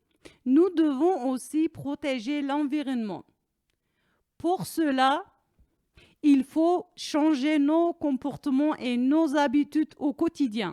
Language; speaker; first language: French; non-native, learner; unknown